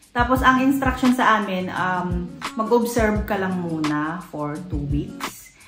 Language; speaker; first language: Filipino; native; Filipino